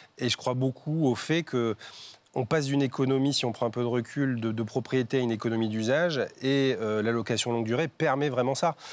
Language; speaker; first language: French; native; French